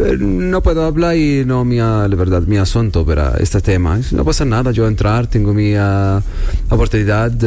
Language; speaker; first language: Spanish; non-native, learner; Arabic